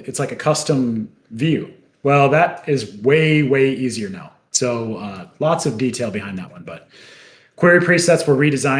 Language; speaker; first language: English; native; English